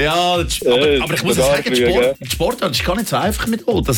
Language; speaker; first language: German; native; German